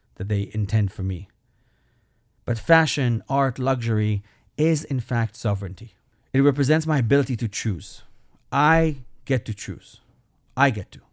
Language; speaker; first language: English; non-native, fluent; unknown